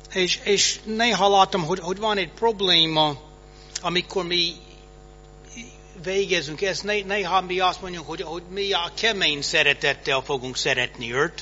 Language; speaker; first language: Hungarian; non-native, fluent; English